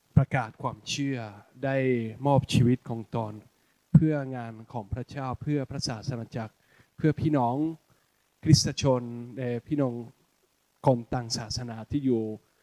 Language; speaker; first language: Thai; non-native, fluent; Spanish